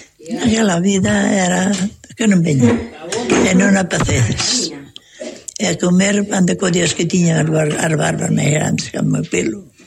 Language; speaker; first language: Galician; native; Galician